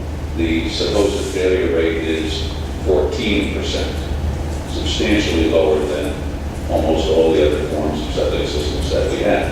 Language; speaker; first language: English; native; English